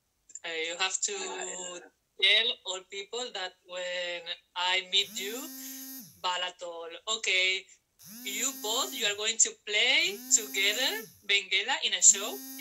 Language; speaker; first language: English; non-native, learner; Spanish